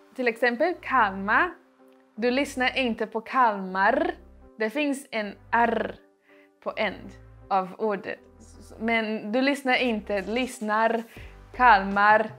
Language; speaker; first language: Swedish; non-native, learner; Portuguese